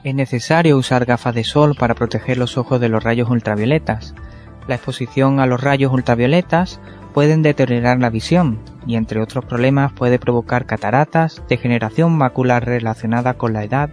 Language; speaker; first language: Spanish; native; Spanish